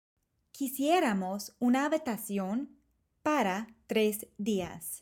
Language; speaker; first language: Spanish; non-native, fluent; English